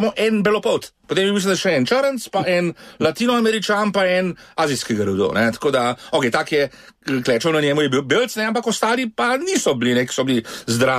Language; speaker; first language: Slovenian; native; Slovenian